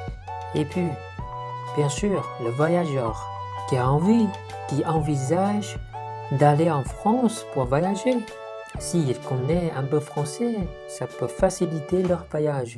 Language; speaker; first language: French; non-native, fluent; Chinese